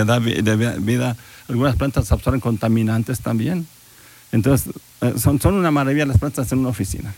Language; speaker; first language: Spanish; native; Spanish